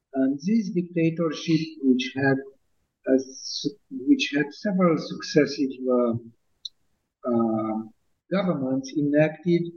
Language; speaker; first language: English; non-native, fluent; Romanian